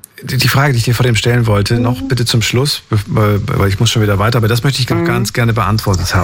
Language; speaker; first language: German; native; German